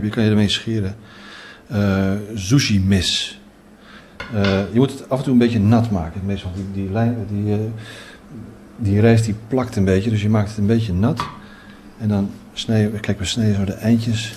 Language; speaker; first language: Dutch; native; Dutch